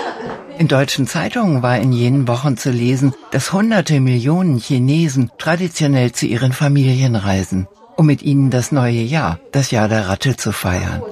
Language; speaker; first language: German; native; German